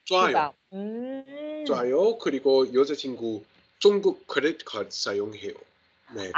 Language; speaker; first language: Korean; non-native, learner; English